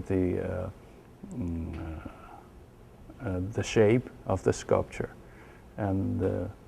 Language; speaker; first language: English; non-native, learner; Chinese